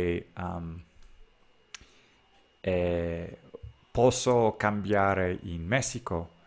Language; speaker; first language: Italian; non-native, learner; English